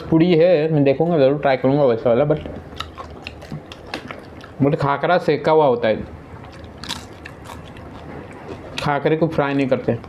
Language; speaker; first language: Hindi; non-native, local second language; Marathi